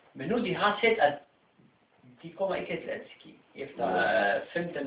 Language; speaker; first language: Danish; non-native, fluent; Arabic